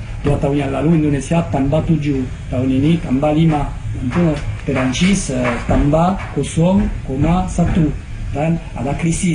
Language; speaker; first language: Indonesian; non-native, fluent; French